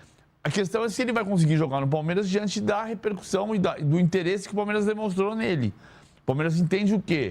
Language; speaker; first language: Portuguese; native; Portuguese